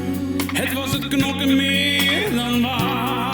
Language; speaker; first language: Dutch; non-native, learner; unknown